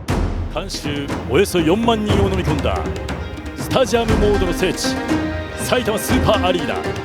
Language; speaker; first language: Japanese; native; Japanese